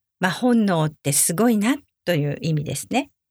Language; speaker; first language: Japanese; native; Japanese